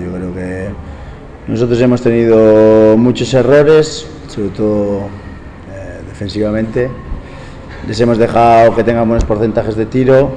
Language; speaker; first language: Spanish; native; Spanish